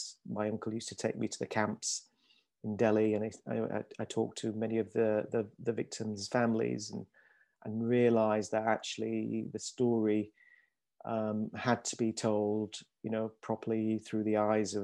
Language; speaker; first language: English; native; English